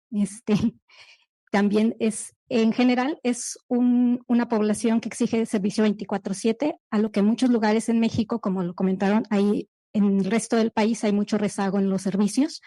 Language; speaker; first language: Spanish; native; Spanish